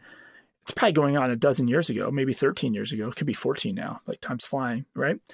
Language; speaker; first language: English; native; English